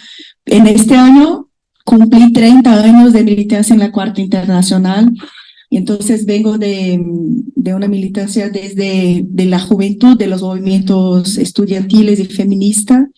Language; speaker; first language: Spanish; non-native, fluent; Portuguese